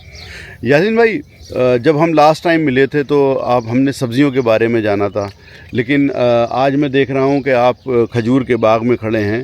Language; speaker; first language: Hindi; native; Hindi